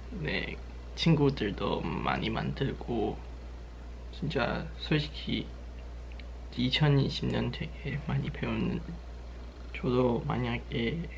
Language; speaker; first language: Korean; non-native, learner; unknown